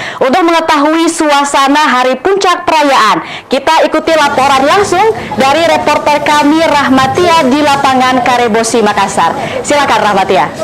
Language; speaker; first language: Indonesian; native; Indonesian